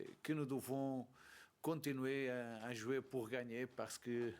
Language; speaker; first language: French; non-native, learner; Portuguese